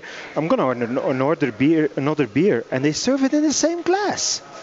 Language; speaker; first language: English; non-native, fluent; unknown